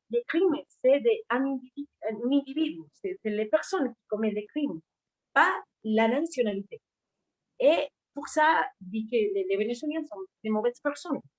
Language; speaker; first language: French; non-native, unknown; Spanish